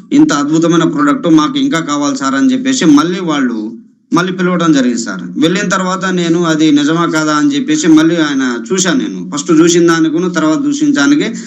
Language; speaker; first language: Telugu; non-native, local second language; Lambadi